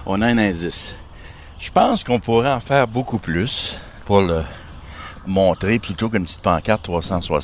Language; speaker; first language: French; native; French